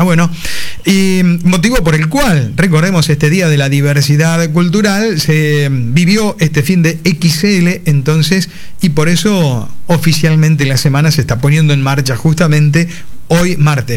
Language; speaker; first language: Spanish; native; Spanish